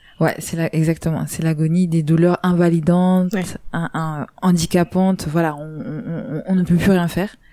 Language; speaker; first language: French; native; French